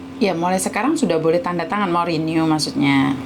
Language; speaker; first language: Indonesian; native; Indonesian